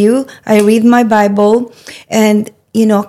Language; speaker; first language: English; non-native, local second language; Filipino